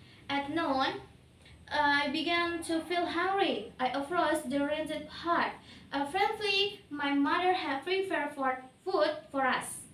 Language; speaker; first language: English; non-native, learner; Indonesian